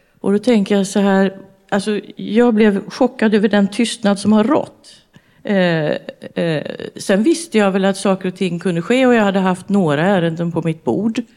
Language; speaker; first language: Swedish; native; Swedish